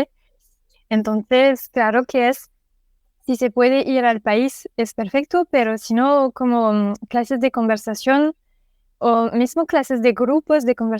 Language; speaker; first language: Spanish; non-native, fluent; French